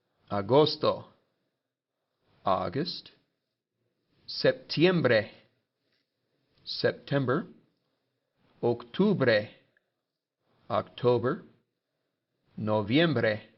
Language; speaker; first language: Spanish; non-native, fluent; English